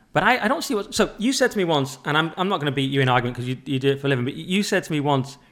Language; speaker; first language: English; native; English